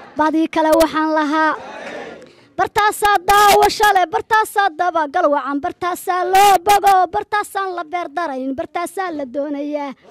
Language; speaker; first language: Somali; native; Somali